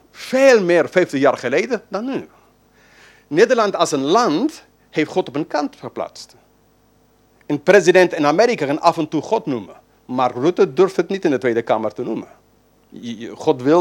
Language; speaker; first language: Dutch; non-native, fluent; English